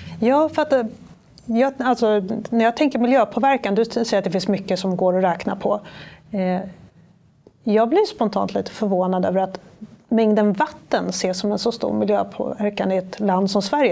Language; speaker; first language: Swedish; native; Swedish